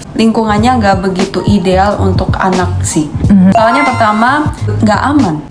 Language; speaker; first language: Indonesian; early bilingual, other home language; Korean